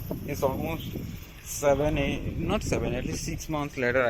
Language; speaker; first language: English; non-native, learner; Bangla